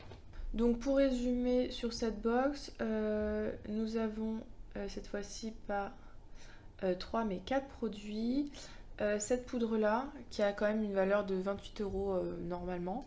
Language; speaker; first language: French; native; French